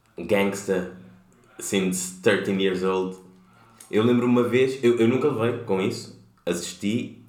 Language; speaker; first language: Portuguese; native; Portuguese